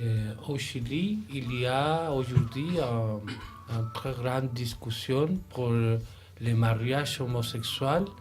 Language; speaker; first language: French; non-native, learner; Spanish